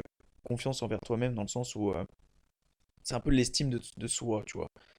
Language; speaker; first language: French; native; French